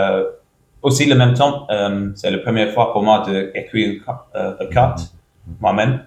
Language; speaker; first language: French; non-native, learner; English